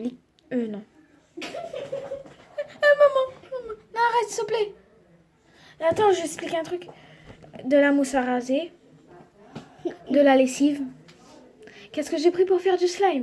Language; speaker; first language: French; native; French